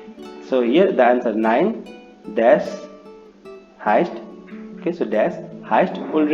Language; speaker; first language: German; non-native, fluent; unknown